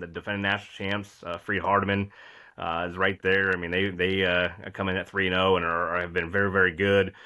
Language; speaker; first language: English; native; English